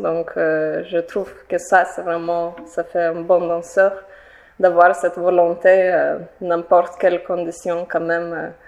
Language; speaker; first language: French; non-native, fluent; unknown